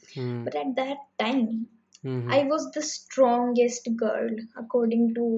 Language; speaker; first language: English; non-native, local second language; Hindi